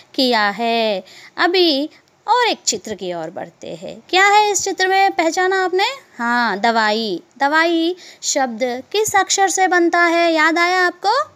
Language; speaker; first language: Hindi; non-native, local second language; Telugu